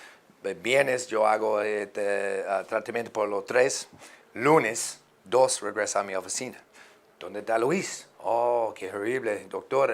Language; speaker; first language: Spanish; non-native, learner; English